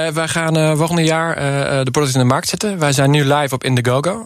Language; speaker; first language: Dutch; non-native, learner; English